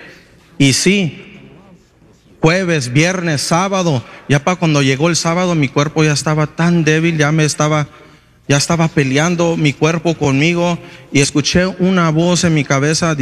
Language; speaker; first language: Spanish; early bilingual, heritage; Spanish